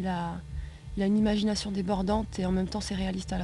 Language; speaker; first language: French; native; French